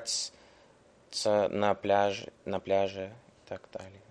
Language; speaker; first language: Russian; early bilingual, heritage; English